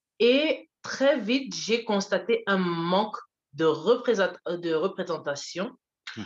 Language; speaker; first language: French; early bilingual, other home language; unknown